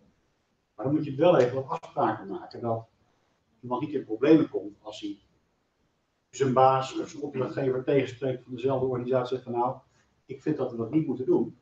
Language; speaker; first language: Dutch; native; Dutch